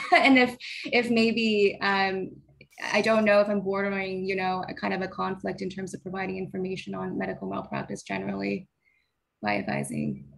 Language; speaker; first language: English; early bilingual, other home language; Chinese